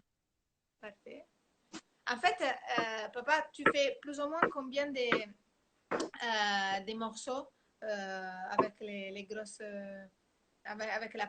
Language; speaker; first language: French; non-native, fluent; Italian